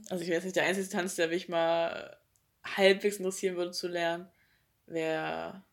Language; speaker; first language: German; native; German